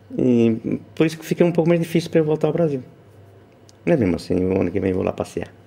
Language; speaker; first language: Portuguese; native; Portuguese